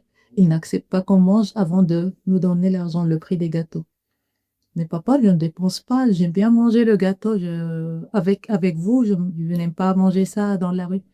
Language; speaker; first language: French; non-native, learner; Arabic